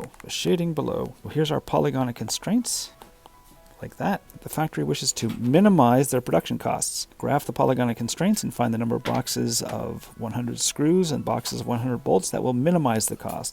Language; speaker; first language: English; native; English